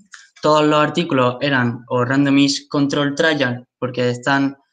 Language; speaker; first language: Spanish; native; Spanish